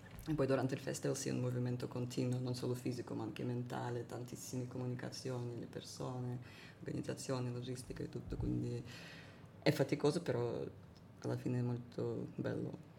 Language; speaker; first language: Italian; non-native, fluent; Russian